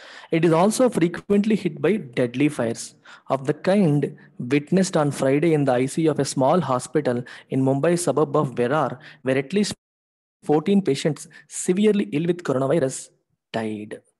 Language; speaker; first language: English; non-native, local second language; Telugu